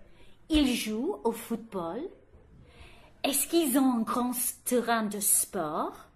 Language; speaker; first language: French; non-native, learner; English